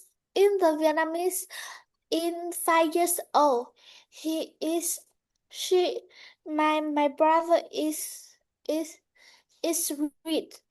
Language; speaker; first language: English; non-native, learner; Vietnamese